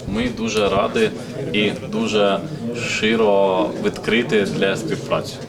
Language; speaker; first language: Ukrainian; non-native, learner; Lithuanian